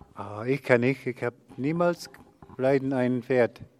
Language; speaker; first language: German; non-native, learner; English